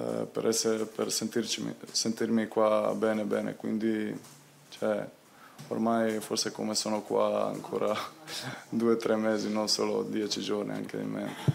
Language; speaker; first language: Italian; non-native, fluent; Croatian